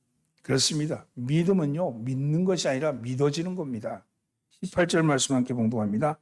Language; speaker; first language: Korean; native; Korean